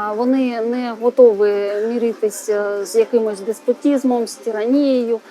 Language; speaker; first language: Ukrainian; non-native, fluent; Russian